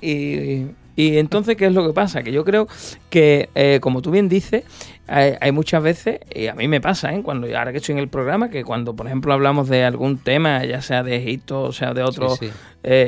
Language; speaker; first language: Spanish; native; Spanish